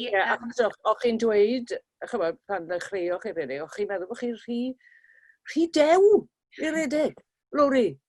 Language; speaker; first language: Welsh; native; Welsh